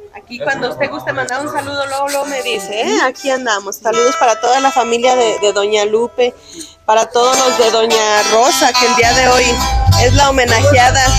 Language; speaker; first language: Spanish; native; Spanish